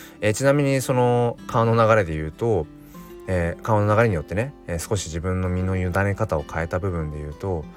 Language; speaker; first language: Japanese; native; Japanese